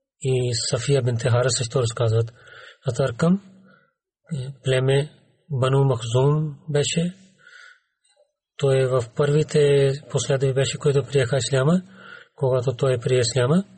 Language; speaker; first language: Bulgarian; non-native, learner; Urdu